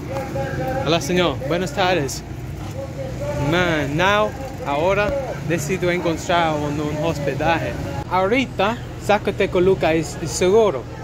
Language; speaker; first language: Spanish; non-native, learner; English